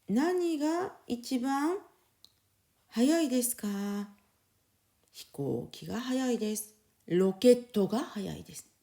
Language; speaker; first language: Japanese; non-native, fluent; French